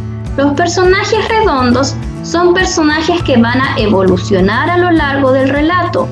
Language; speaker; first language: Spanish; native; Spanish